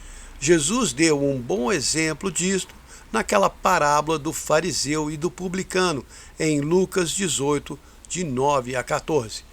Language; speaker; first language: Portuguese; native; Portuguese